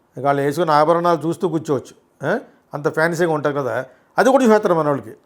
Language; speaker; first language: Telugu; native; Telugu